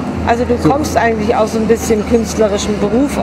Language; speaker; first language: German; native; German